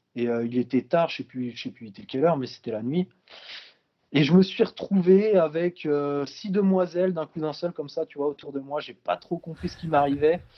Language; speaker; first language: French; native; French